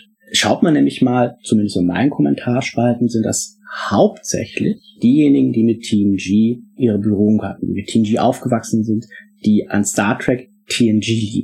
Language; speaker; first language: German; native; German